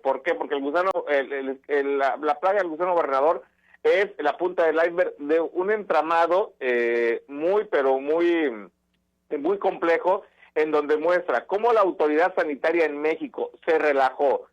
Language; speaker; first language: Spanish; native; Spanish